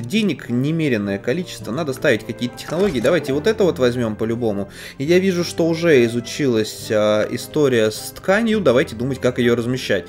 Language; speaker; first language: Russian; native; Russian